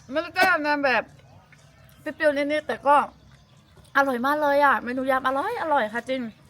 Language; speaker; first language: Thai; non-native, local second language; Lahu